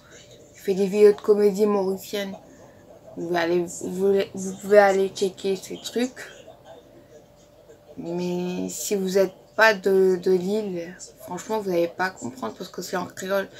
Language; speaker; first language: French; non-native, local second language; Morisyen